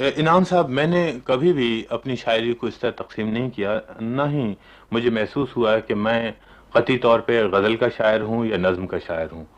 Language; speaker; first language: Urdu; non-native, local second language; Pashto